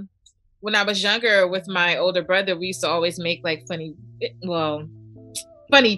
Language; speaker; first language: English; native; English